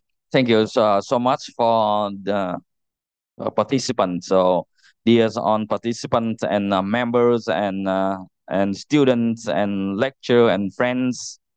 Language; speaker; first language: English; non-native, learner; Vietnamese